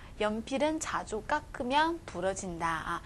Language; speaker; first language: Korean; non-native, fluent; Chinese